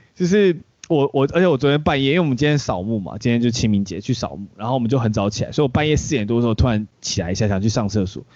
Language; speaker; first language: Chinese; native; Chinese